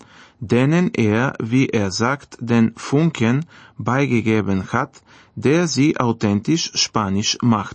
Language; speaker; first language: German; non-native, fluent; Bulgarian